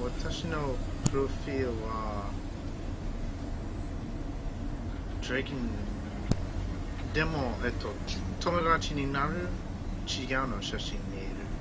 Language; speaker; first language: Japanese; non-native, learner; English